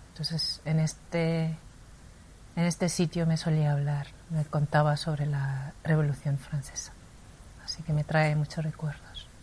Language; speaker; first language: Spanish; non-native, fluent; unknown